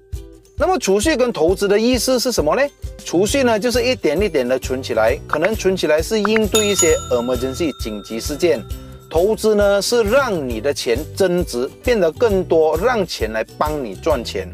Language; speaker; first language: Chinese; native; Chinese